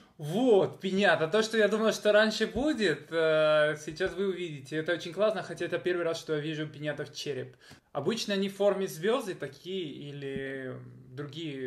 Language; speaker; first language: Russian; non-native, fluent; Spanish